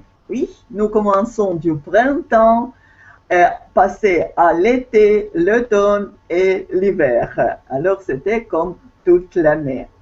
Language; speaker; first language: French; non-native, fluent; Russian